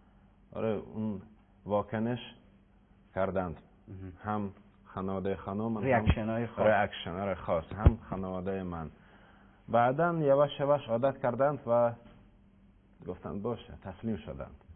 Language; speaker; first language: Persian; non-native, learner; Russian